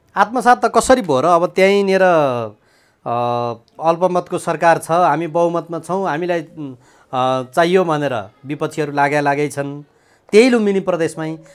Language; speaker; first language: Nepali; native; Nepali